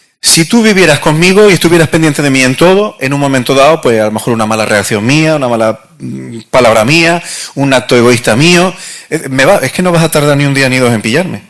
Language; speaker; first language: Spanish; native; Spanish